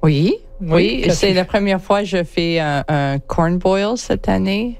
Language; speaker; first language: French; non-native, local second language; English